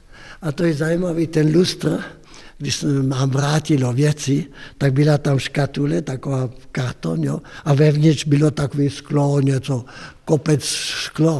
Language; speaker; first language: Czech; non-native, fluent; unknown